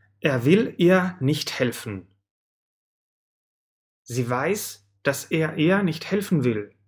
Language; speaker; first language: German; non-native, fluent; Russian